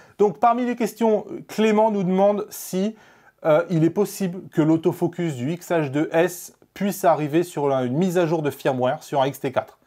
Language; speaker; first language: French; native; French